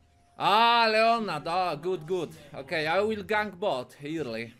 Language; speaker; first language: English; non-native, learner; Polish